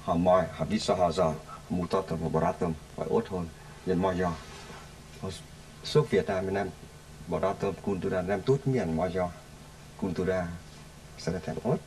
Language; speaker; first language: Hungarian; non-native, learner; Vietnamese